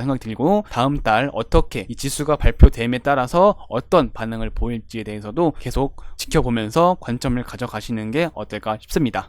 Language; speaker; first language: Korean; native; Korean